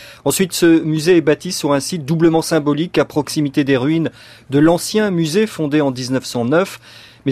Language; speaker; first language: French; native; French